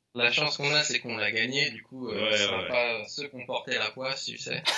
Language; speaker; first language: French; native; French